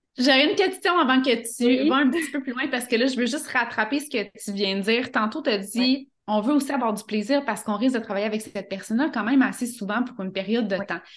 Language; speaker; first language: French; native; French